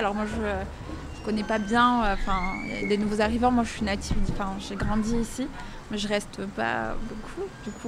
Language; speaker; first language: French; native; French